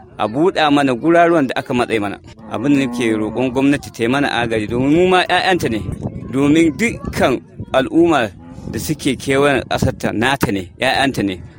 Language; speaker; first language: Hausa; non-native, local second language; Fula